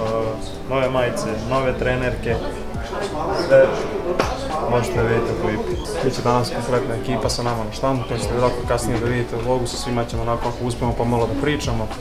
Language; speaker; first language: Serbian; native; Serbian